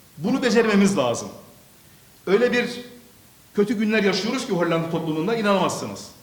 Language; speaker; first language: Turkish; early bilingual, other home language; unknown